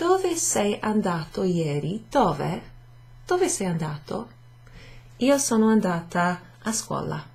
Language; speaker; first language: Italian; non-native, fluent; English